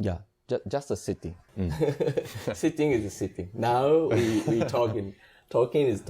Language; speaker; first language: English; non-native, learner; Japanese